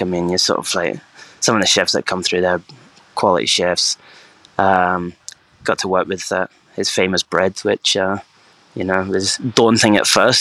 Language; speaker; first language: English; native; English